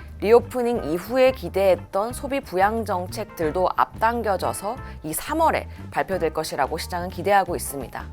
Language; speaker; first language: Korean; native; Korean